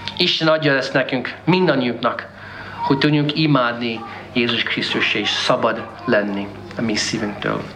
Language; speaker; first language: Hungarian; non-native, fluent; English